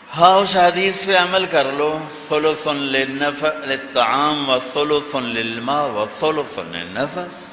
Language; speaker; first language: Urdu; non-native, local second language; Punjabi